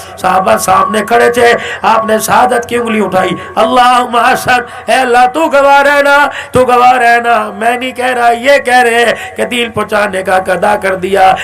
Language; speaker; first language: Urdu; non-native, local second language; Punjabi